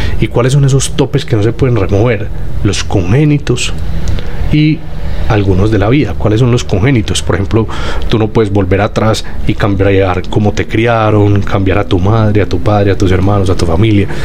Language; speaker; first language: Spanish; native; Spanish